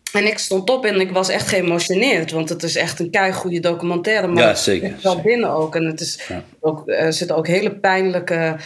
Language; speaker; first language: Dutch; native; Dutch